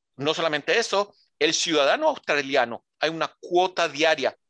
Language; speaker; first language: Spanish; early bilingual, heritage; Spanish